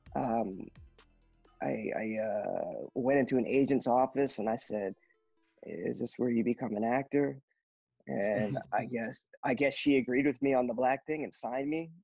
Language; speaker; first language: English; native; English